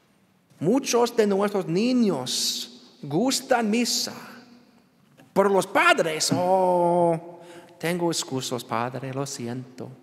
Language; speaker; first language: Spanish; non-native, learner; English